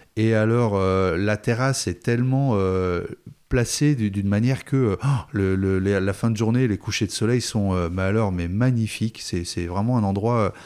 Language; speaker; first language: French; native; French